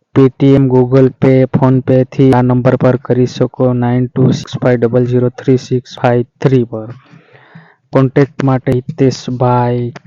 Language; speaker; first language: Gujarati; native; Gujarati